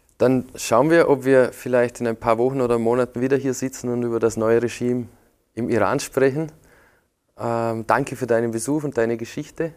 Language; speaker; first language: German; native; German